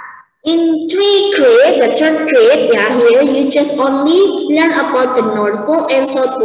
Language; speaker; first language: English; non-native, learner; Indonesian